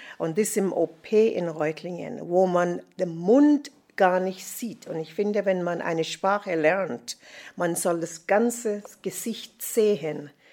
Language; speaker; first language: German; non-native, fluent; English